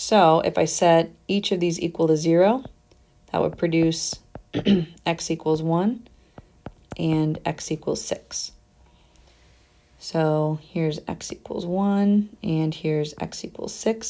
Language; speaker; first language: English; native; English